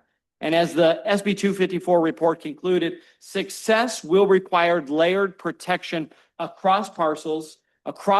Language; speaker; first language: English; native; English